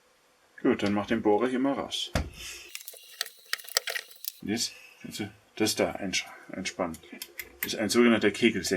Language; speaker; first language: German; native; German